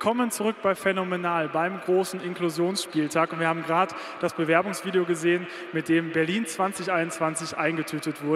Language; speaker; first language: German; native; German